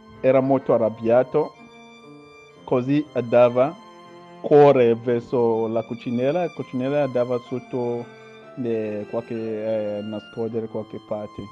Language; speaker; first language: Italian; non-native, learner; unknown